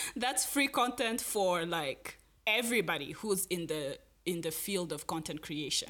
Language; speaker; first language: English; non-native, local second language; Kinyarwanda